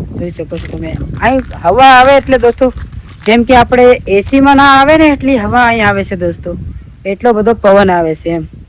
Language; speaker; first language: Gujarati; non-native, local second language; Bhili